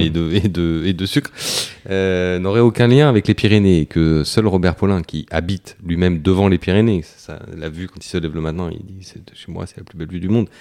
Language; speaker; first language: French; native; French